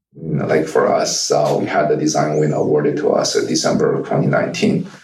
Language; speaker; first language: English; non-native, fluent; Chinese